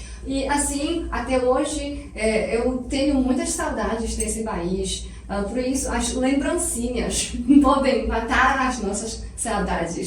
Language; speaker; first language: Portuguese; non-native, fluent; Chinese